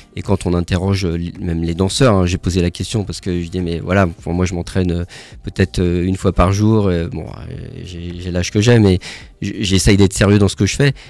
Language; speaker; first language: French; native; French